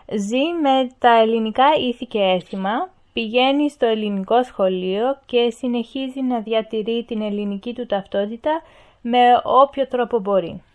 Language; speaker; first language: Greek; early bilingual, heritage; Greek